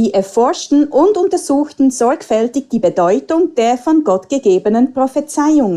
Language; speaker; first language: German; native; German